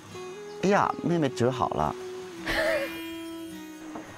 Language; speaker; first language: Chinese; native; Chinese